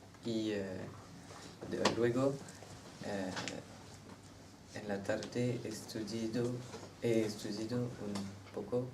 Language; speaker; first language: Spanish; non-native, learner; French